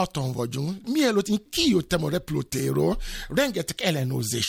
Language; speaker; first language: Hungarian; non-native, fluent; Yoruba